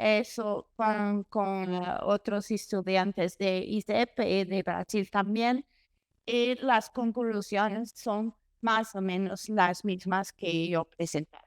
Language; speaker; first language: Spanish; non-native, learner; Portuguese